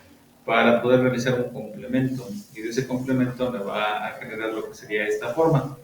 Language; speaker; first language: Spanish; native; Spanish